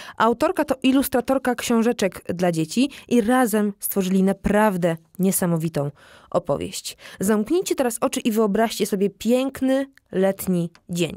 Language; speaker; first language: Polish; native; Polish